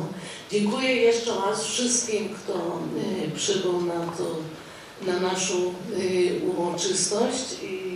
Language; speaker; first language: Polish; non-native, fluent; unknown